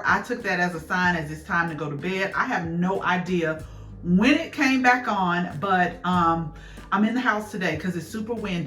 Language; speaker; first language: English; native; English